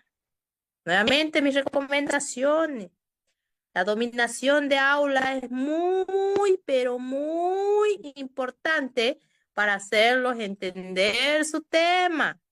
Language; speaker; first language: Spanish; native; Spanish